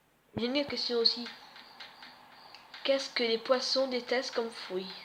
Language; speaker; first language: French; native; French